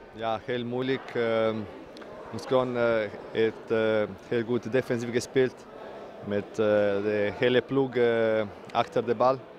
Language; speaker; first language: Dutch; non-native, learner; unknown